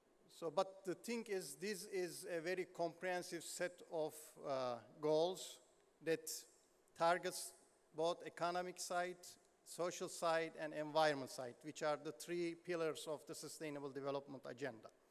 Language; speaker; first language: English; non-native, fluent; Turkish